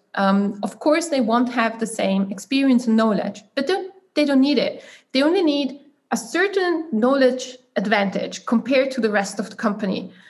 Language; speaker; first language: English; non-native, fluent; German